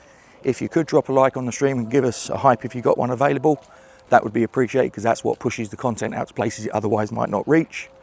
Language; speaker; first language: English; native; English